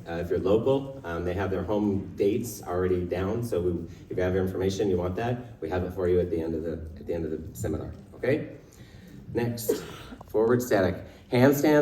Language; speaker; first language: English; native; English